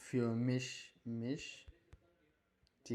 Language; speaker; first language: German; non-native, fluent; Urdu